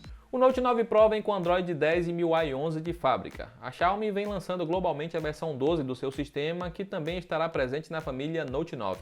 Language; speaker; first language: Portuguese; native; Portuguese